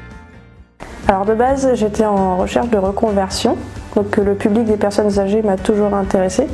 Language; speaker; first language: French; native; French